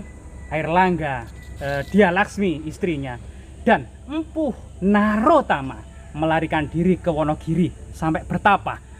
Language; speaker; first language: Indonesian; native; Indonesian